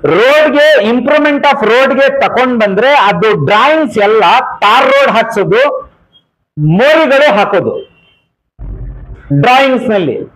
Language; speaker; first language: Kannada; native; Kannada